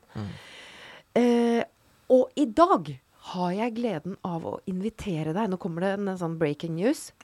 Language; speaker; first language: Norwegian; native; Norwegian